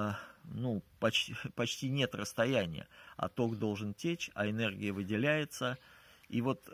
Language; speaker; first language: Russian; native; Russian